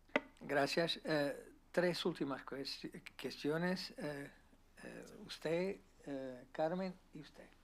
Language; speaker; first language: Spanish; non-native, fluent; Portuguese